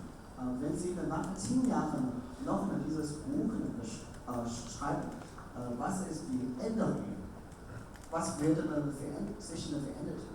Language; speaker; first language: German; non-native, learner; Chinese